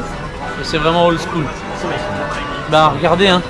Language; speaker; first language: French; native; French